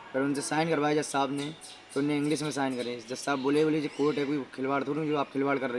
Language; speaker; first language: Hindi; native; Hindi